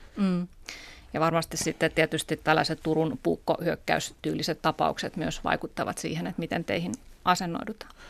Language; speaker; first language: Finnish; native; Finnish